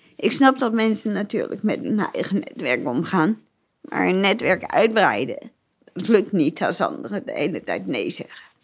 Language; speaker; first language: Dutch; native; Dutch